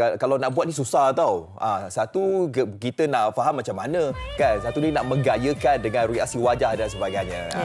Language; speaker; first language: Malay; native; Malay